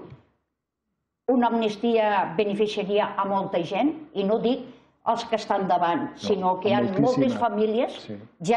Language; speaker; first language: Catalan; native; Catalan